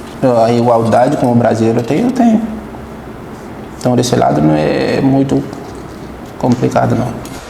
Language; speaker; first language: Portuguese; non-native, fluent; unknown